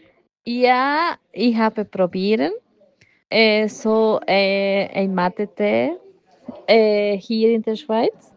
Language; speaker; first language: German; non-native, learner; Spanish